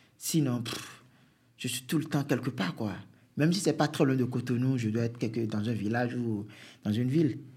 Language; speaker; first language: French; non-native, local second language; Fon